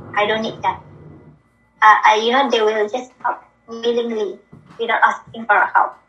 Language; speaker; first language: English; non-native, local second language; Malay